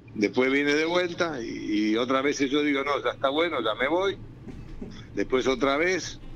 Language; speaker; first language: Spanish; native; Spanish